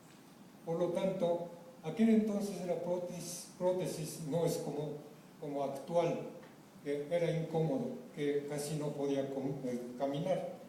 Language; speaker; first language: Spanish; non-native, fluent; Japanese